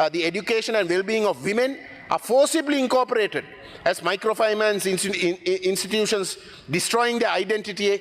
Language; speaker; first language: English; non-native, local second language; Tamil